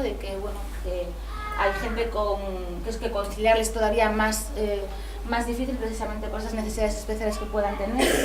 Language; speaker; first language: Spanish; native; Spanish